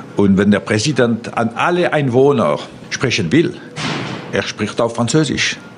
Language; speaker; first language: German; non-native, local second language; French